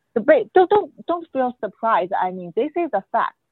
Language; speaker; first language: English; non-native, fluent; Chinese